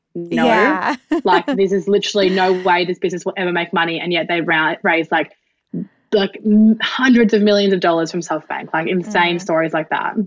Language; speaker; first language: English; native; English